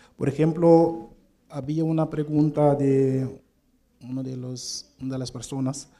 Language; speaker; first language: Spanish; non-native, fluent; Papiamento